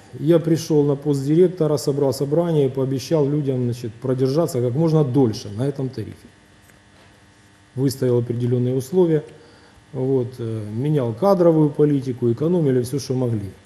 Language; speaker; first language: Russian; native; Russian